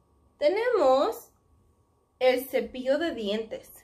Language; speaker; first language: Spanish; non-native, fluent; English